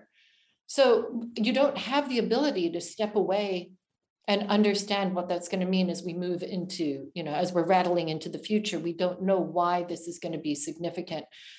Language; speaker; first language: English; native; English